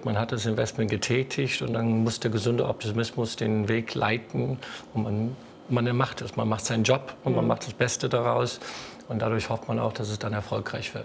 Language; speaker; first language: German; non-native, fluent; English